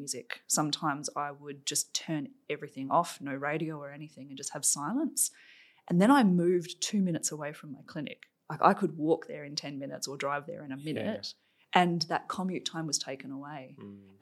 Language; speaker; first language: English; native; English